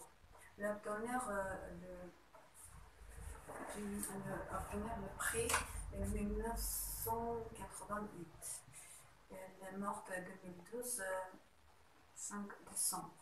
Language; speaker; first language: French; non-native, learner; Georgian